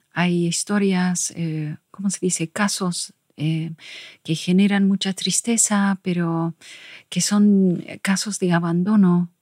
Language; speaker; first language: Spanish; non-native, fluent; English